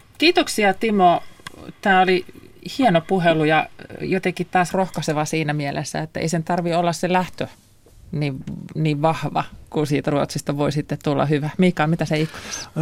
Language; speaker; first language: Finnish; native; Finnish